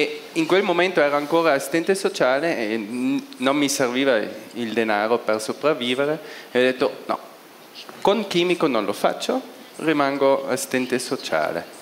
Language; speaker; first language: Italian; non-native, local second language; German